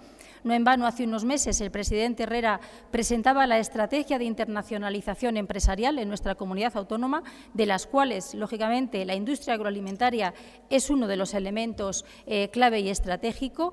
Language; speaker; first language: Spanish; native; Spanish